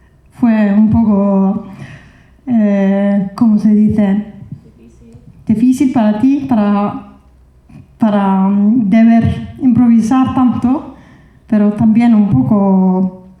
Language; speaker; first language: Spanish; non-native, fluent; Icelandic